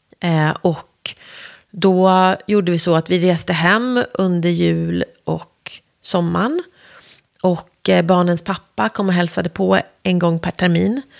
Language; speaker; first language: Swedish; native; Swedish